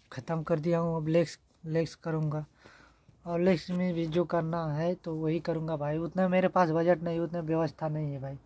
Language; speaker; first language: Hindi; native; Hindi